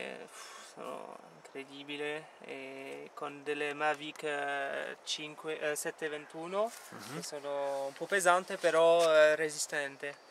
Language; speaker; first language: Italian; non-native, fluent; French